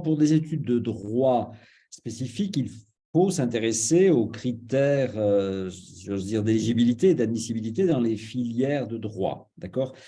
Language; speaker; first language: French; native; French